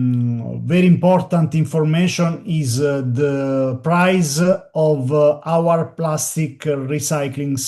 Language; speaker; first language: English; non-native, learner; Italian